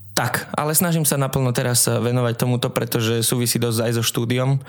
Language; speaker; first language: Slovak; native; Slovak